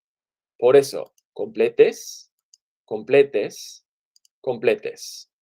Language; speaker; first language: Spanish; non-native, fluent; English